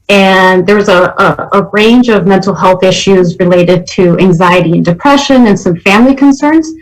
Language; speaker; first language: English; native; English